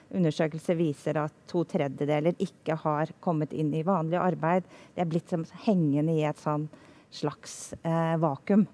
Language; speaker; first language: Norwegian; native; Norwegian